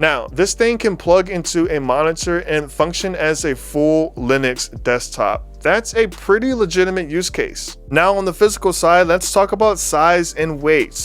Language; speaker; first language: English; native; English